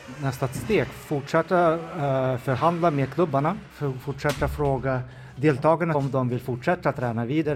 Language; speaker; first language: Swedish; non-native, fluent; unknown